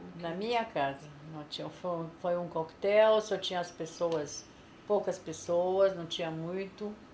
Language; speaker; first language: Portuguese; non-native, fluent; French